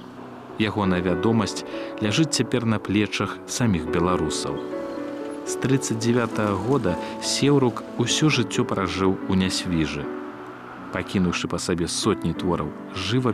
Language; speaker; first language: Belarusian; native; Belarusian